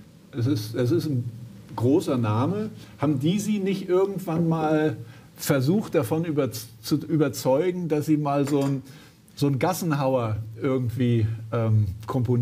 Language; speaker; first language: German; native; German